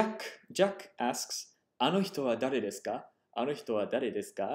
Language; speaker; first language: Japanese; non-native, fluent; English